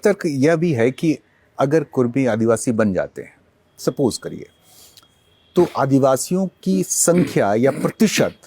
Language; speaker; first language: Hindi; native; Hindi